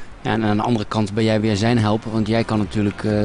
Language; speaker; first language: Dutch; native; Dutch